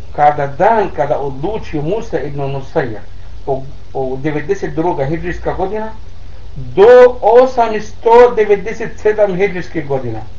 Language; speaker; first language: Bosnian; non-native, learner; Arabic